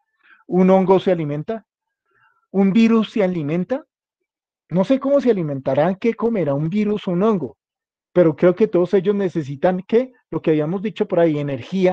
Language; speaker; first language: Spanish; native; Spanish